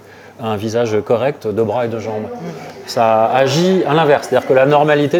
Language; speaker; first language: French; native; French